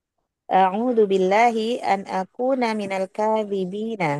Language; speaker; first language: Arabic; non-native, learner; Indonesian